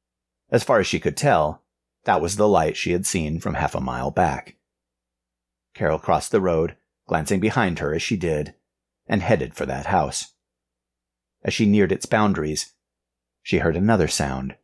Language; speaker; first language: English; native; English